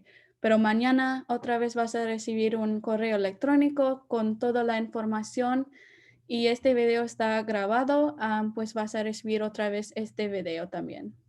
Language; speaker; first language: Spanish; early bilingual, heritage; Spanish